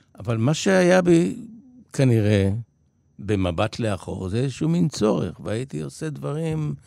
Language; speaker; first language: Hebrew; early bilingual, other home language; Polish